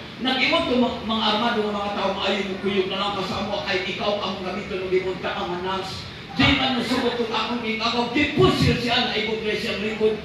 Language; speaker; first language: Cebuano; non-native, local second language; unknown